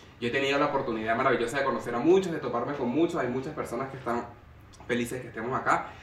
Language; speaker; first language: Spanish; native; Spanish